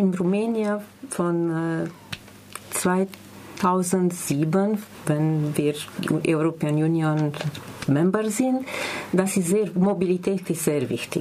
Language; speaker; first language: German; non-native, learner; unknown